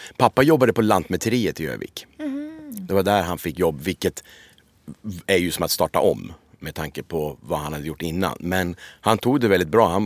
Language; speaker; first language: Swedish; early bilingual, other home language; Persian